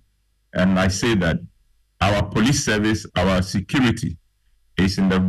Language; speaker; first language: English; non-native, local second language; Akan